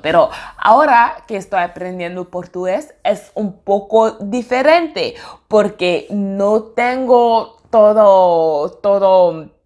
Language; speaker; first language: Spanish; non-native, fluent; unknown